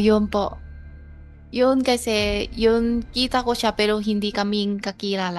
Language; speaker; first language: Filipino; non-native, learner; Chinese